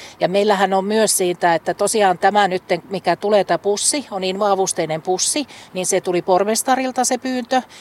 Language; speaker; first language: Finnish; native; Finnish